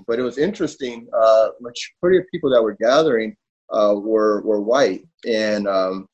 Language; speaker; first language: English; native; English